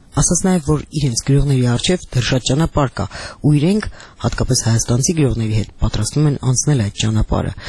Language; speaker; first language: Armenian; native; Armenian